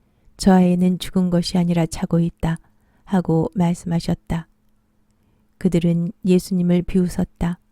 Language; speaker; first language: Korean; native; Korean